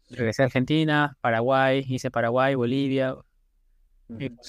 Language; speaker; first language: Spanish; native; Spanish